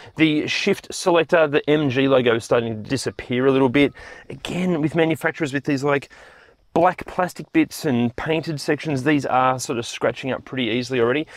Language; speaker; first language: English; native; English